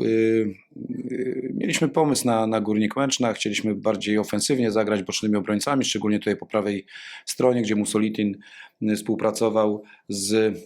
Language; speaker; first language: Polish; native; Polish